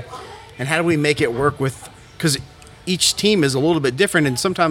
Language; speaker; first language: English; native; English